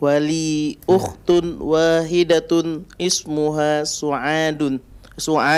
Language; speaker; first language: Arabic; non-native, learner; Indonesian